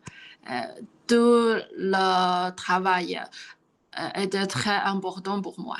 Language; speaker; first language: French; non-native, learner; Chinese